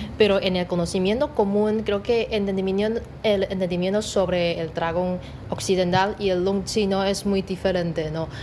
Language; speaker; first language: Spanish; non-native, fluent; Chinese